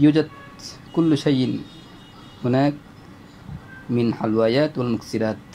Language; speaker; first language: Arabic; non-native, learner; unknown